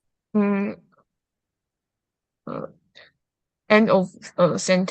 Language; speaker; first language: English; non-native, learner; Chinese